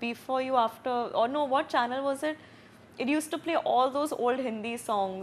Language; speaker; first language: English; non-native, local second language; Hindi